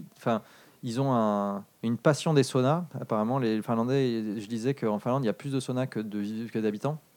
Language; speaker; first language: French; early bilingual, other home language; English